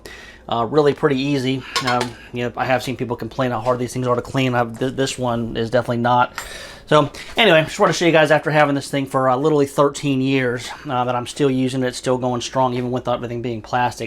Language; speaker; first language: English; native; English